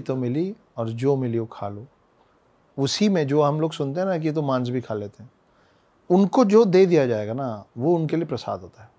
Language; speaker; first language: Hindi; native; Hindi